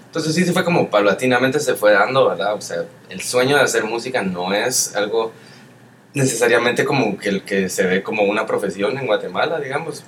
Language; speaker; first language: Spanish; native; Spanish